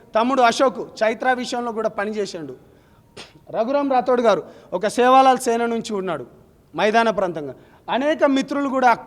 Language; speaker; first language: Telugu; non-native, local second language; Lambadi